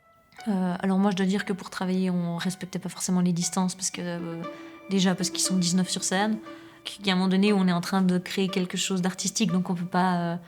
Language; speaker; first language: French; native; French